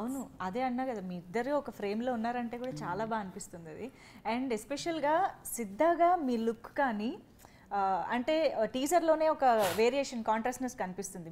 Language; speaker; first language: Telugu; native; Telugu